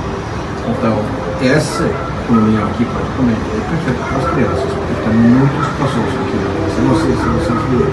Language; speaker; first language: Portuguese; non-native, fluent; Danish